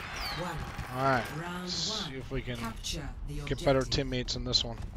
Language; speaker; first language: English; native; English